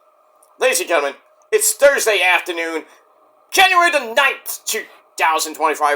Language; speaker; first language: English; native; English